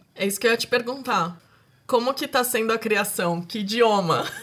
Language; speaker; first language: Portuguese; native; Portuguese